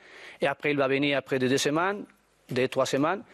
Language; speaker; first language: French; non-native, fluent; Spanish